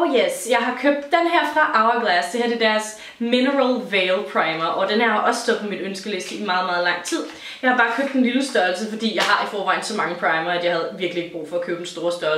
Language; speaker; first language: Danish; native; Danish